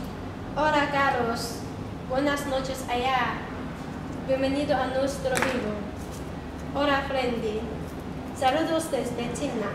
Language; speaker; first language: Spanish; non-native, learner; Chinese